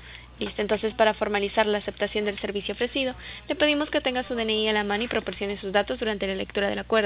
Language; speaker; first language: Spanish; native; Spanish